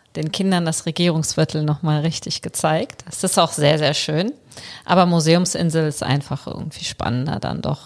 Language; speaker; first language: German; early bilingual, other home language; Bulgarian